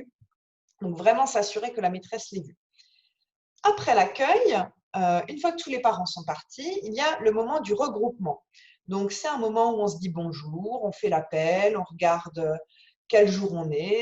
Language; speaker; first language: French; native; French